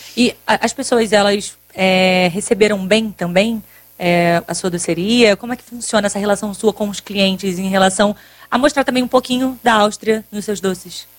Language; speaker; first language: Portuguese; native; Portuguese